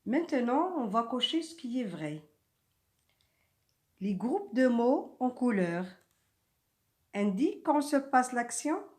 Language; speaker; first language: French; non-native, local second language; Arabic